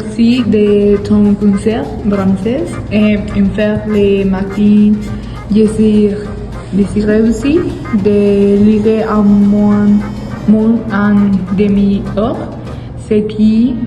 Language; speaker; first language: French; non-native, learner; Spanish